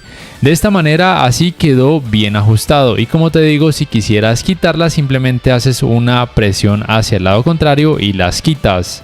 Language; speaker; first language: Spanish; native; Spanish